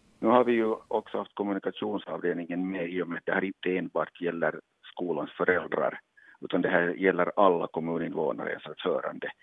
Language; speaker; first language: Swedish; native; Swedish